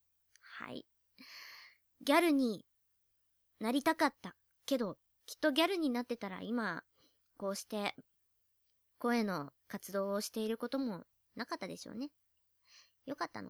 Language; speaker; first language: Japanese; native; Japanese